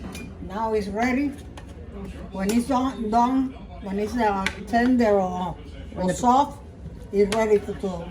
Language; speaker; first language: English; non-native, learner; Spanish